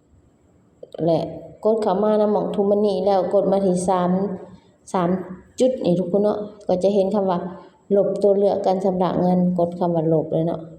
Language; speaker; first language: Thai; non-native, local second language; Lao